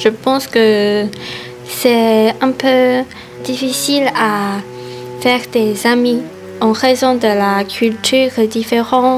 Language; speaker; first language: French; non-native, learner; Chinese